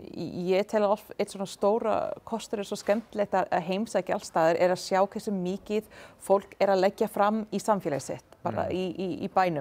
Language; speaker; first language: Icelandic; non-native, fluent; English